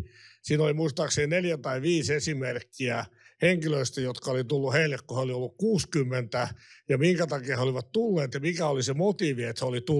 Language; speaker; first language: Finnish; native; Finnish